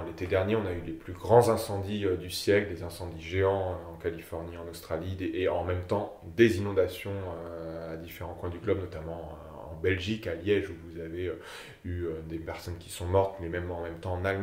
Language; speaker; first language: French; native; French